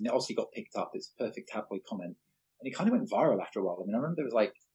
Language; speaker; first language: English; native; English